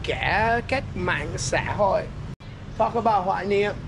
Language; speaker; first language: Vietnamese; non-native, fluent; English